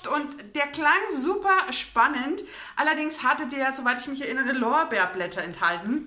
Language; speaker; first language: German; native; German